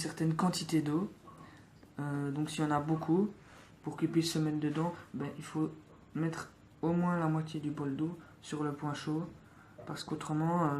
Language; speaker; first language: French; native; French